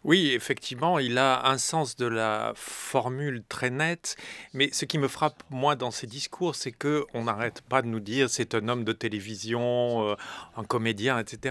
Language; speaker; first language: French; native; French